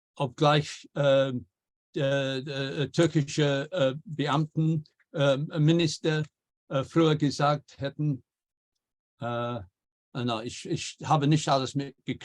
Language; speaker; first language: German; non-native, fluent; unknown